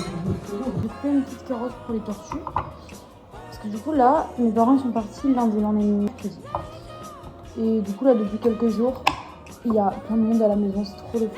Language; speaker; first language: French; native; French